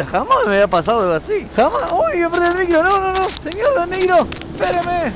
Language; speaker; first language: Spanish; native; Spanish